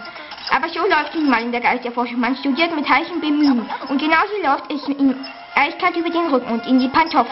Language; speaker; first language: German; native; German